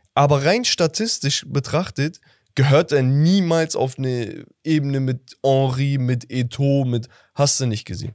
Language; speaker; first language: German; native; German